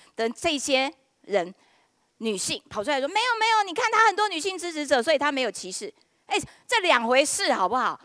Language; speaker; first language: Chinese; native; Chinese